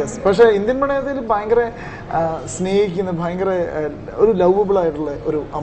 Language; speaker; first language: Malayalam; native; Malayalam